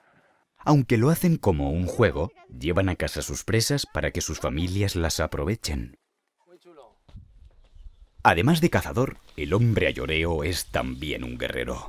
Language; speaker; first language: Spanish; native; Spanish